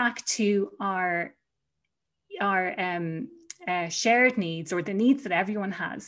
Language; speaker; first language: English; native; English